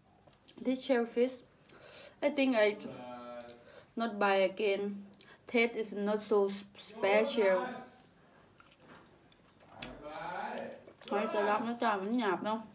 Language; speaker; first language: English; non-native, learner; Thai